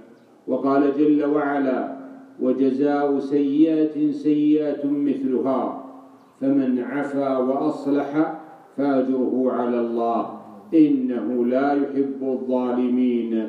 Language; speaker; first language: Arabic; native; Arabic